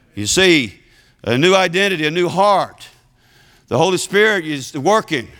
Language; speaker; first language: English; native; English